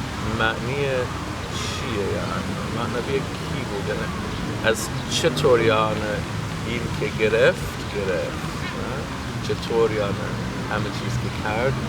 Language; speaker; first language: Persian; non-native, learner; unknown